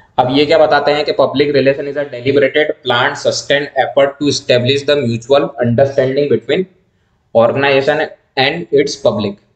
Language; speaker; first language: Hindi; native; Hindi